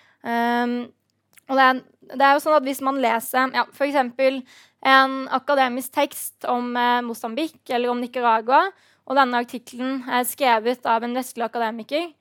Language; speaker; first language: Norwegian; native; Norwegian